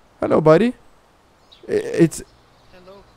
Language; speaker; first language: English; non-native, fluent; Portuguese